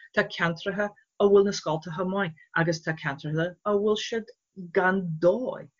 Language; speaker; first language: Irish; non-native, fluent; English